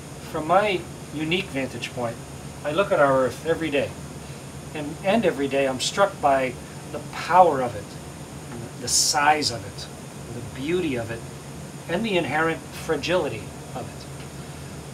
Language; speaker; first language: English; native; English